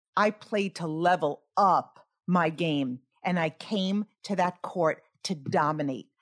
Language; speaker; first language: English; native; English